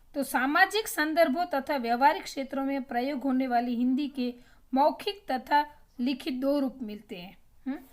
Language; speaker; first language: Hindi; non-native, local second language; Gujarati